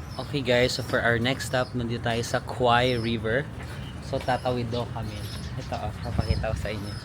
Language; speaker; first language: Filipino; non-native, local second language; Waray